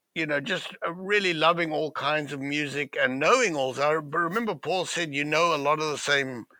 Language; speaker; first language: English; native; English